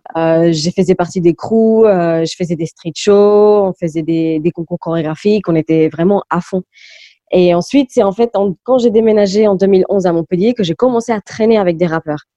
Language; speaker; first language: French; early bilingual, other home language; English